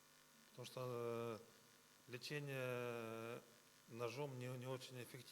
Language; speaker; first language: Russian; native; Russian